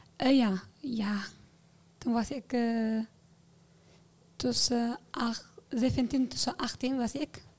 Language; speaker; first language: Dutch; non-native, learner; Tigrinya